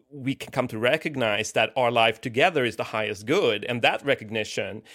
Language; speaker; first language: English; non-native, fluent; Swedish